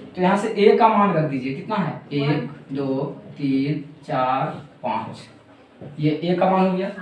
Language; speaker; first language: Hindi; native; Hindi